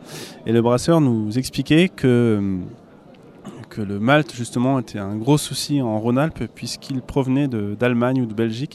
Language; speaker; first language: French; native; French